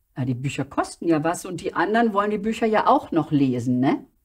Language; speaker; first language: German; native; German